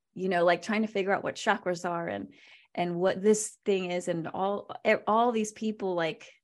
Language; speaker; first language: English; native; English